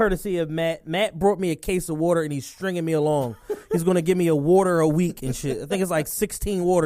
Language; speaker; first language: English; native; English